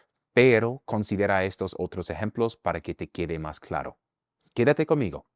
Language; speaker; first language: Spanish; non-native, fluent; English